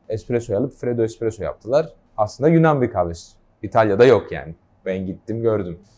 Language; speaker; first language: Turkish; early bilingual, heritage; Turkish